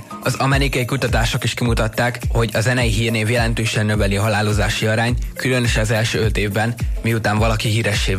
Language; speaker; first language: Hungarian; native; Hungarian